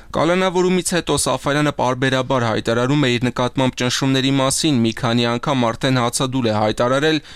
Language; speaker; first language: Armenian; native; Armenian